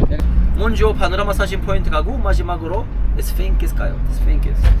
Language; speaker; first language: Korean; non-native, learner; Arabic